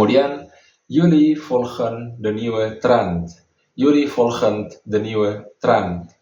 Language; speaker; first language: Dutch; non-native, fluent; Indonesian